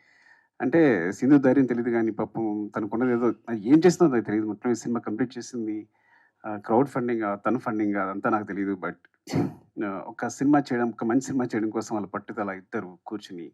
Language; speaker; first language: Telugu; native; Telugu